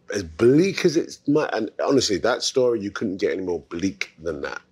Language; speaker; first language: English; native; English